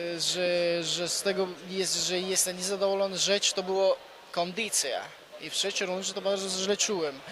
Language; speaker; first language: Polish; non-native, fluent; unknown